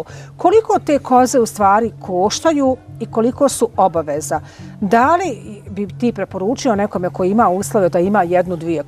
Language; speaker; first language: Croatian; native; Croatian